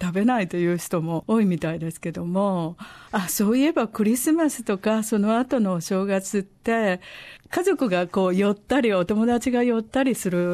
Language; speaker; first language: Japanese; native; Japanese